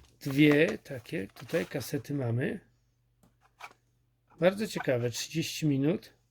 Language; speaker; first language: Polish; native; Polish